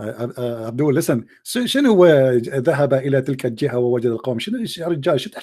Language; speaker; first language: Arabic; native; Arabic